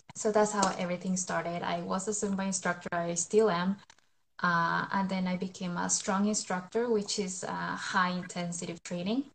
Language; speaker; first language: English; non-native, fluent; Spanish